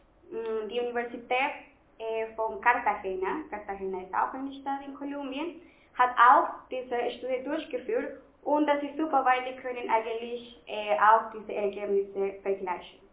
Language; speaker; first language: German; non-native, fluent; Spanish